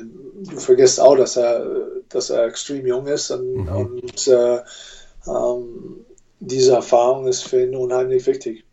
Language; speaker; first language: German; non-native, fluent; English